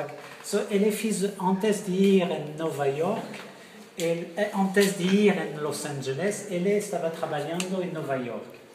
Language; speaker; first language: Portuguese; non-native, fluent; French